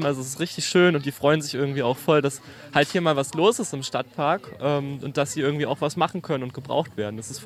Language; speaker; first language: German; native; German